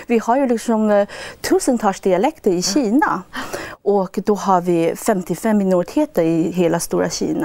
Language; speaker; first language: Swedish; non-native, fluent; Chinese